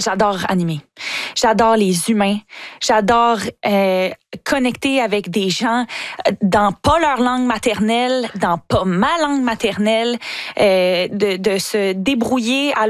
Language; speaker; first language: French; native; French